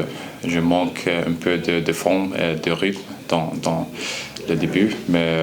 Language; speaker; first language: French; non-native, learner; Swedish